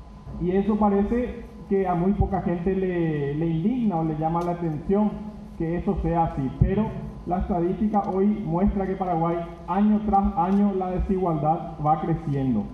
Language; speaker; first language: Spanish; native; Spanish